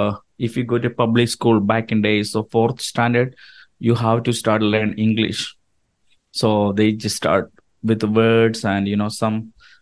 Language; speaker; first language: English; non-native, local second language; Malayalam